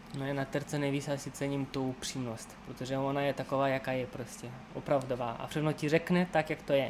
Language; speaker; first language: Czech; non-native, fluent; Romanian